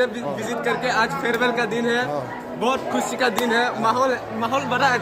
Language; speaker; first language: Hindi; non-native, local second language; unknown